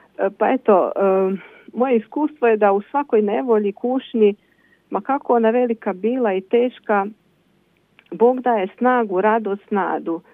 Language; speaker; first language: Croatian; native; Croatian